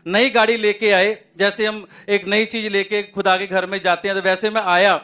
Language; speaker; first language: Hindi; native; Hindi